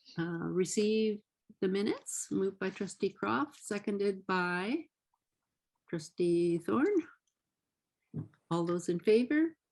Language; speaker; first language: English; native; English